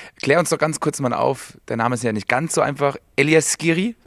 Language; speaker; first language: German; native; German